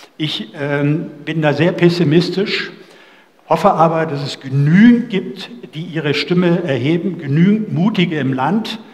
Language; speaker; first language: German; native; German